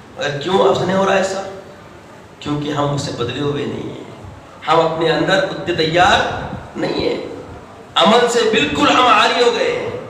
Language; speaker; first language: Urdu; native; Urdu